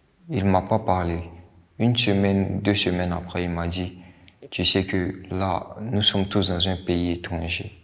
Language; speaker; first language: French; non-native, local second language; Bambara